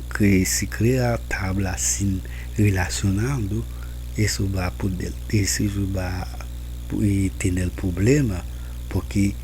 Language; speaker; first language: Spanish; non-native, learner; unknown